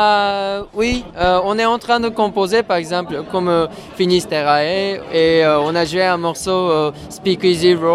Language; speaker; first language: French; non-native, fluent; Japanese